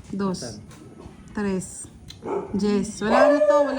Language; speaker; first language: Filipino; native; Filipino